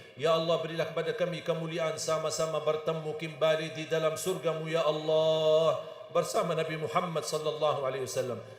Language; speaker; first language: Malay; non-native, fluent; Arabic